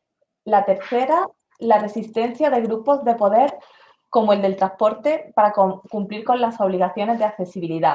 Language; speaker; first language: Spanish; native; Spanish